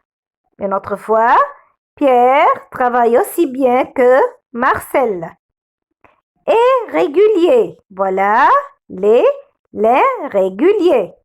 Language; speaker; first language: French; non-native, fluent; Arabic